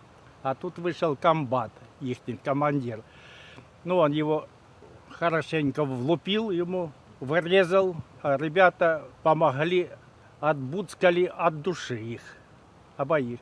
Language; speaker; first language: Russian; native; Russian